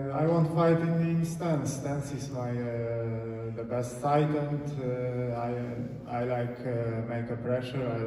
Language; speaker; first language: English; non-native, learner; Polish